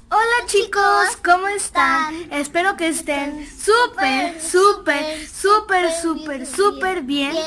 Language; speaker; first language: Spanish; native; Spanish